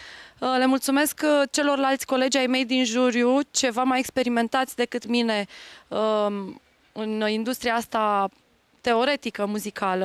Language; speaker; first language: Romanian; native; Romanian